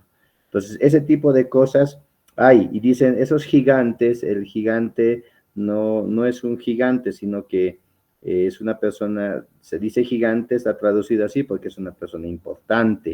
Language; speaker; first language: Spanish; native; Spanish